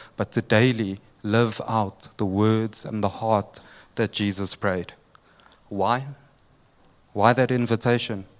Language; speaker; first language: English; native; English